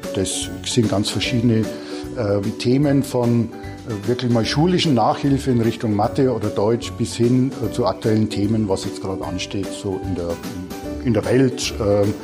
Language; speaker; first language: German; native; German